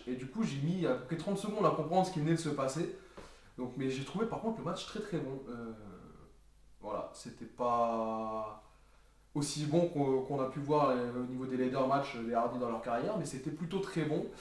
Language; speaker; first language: French; native; French